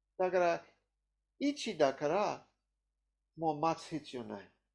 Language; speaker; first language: Japanese; non-native, learner; English